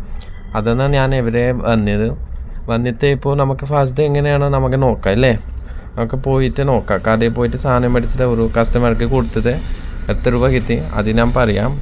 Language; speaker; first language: Malayalam; non-native, learner; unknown